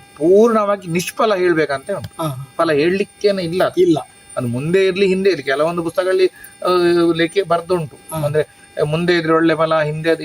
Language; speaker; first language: Kannada; native; Kannada